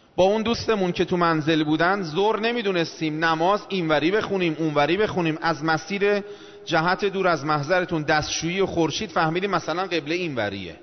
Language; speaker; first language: Persian; non-native, local second language; Azerbaijani